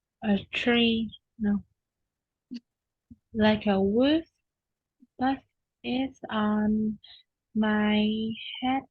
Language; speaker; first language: English; non-native, learner; Vietnamese